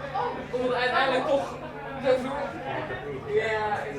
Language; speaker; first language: Dutch; non-native, fluent; English